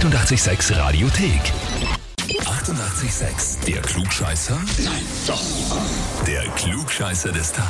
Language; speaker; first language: German; native; German